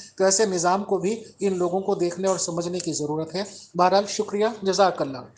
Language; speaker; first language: Urdu; native; Urdu